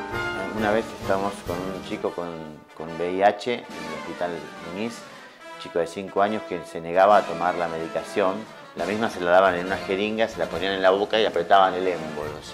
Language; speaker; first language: Spanish; native; Spanish